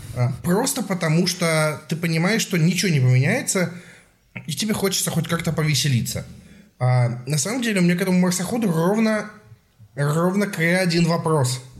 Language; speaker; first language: Russian; native; Russian